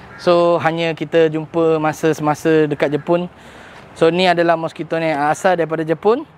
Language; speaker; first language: Malay; non-native, local second language; Chinese